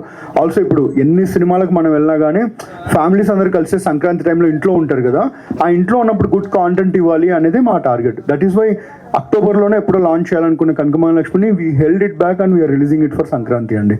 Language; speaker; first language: Telugu; native; Telugu